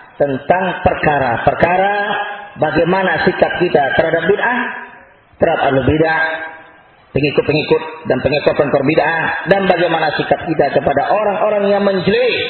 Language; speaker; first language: Indonesian; non-native, local second language; Minangkabau